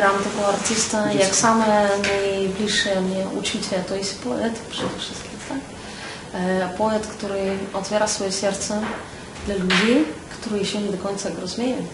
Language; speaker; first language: Polish; non-native, fluent; Russian